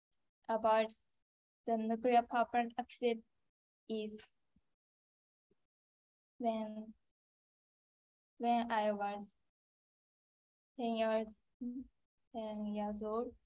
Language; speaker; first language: English; non-native, learner; Japanese